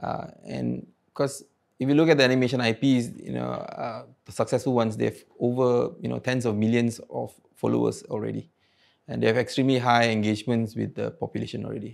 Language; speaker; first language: English; non-native, local second language; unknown